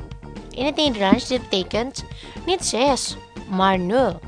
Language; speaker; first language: Dutch; non-native, learner; Indonesian